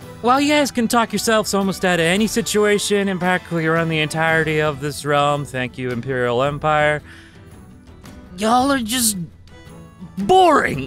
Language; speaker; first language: English; native; English